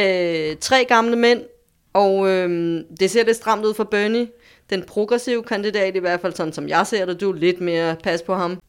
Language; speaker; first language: Danish; native; Danish